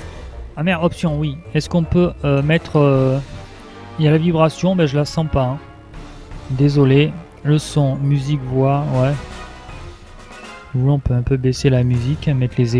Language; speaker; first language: French; native; French